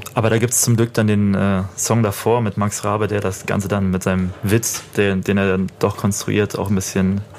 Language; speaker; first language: German; native; German